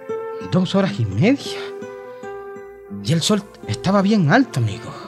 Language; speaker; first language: Spanish; native; Spanish